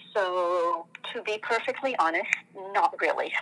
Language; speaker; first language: English; non-native, fluent; French